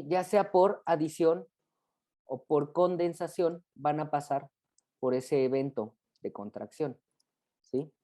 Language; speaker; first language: Spanish; native; Spanish